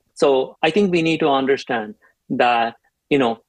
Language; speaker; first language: English; non-native, local second language; Tamil